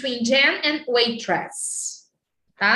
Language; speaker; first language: English; non-native, fluent; Portuguese